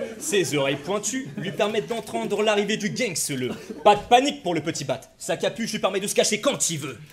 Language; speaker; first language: French; native; French